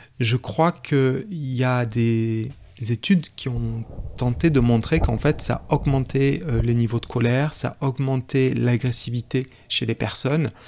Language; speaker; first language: French; native; French